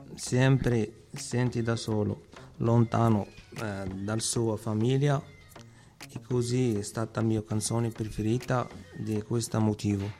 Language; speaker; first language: Italian; non-native, learner; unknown